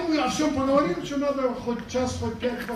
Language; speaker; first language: Russian; native; Russian